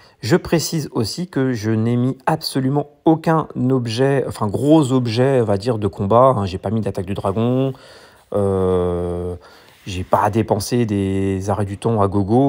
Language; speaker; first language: French; native; French